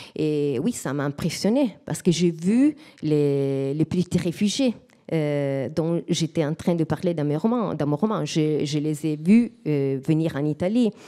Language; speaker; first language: French; non-native, fluent; Italian